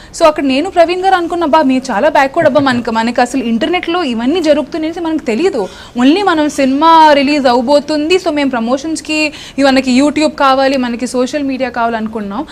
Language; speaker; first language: Telugu; non-native, local second language; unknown